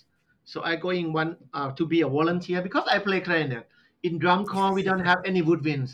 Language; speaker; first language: English; non-native, learner; Thai